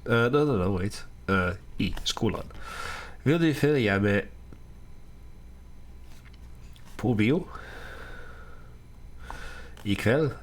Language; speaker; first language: Swedish; non-native, learner; Dutch